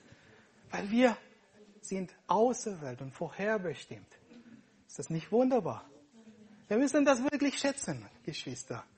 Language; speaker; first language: German; non-native, fluent; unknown